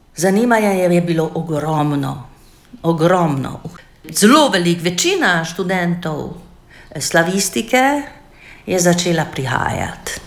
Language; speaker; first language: Slovenian; non-native, fluent; Hungarian